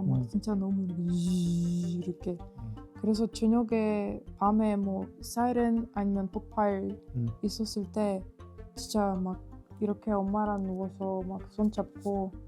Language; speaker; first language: Korean; non-native, fluent; Ukrainian